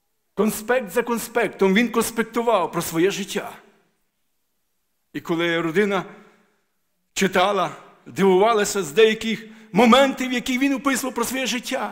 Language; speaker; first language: Ukrainian; native; Ukrainian